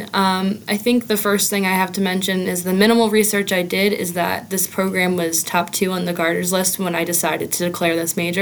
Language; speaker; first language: English; native; English